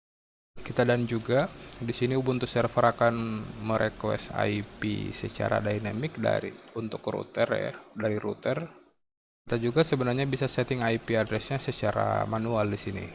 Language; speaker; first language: Indonesian; native; Indonesian